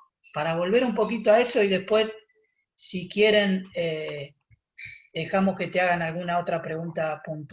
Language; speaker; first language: Spanish; native; Spanish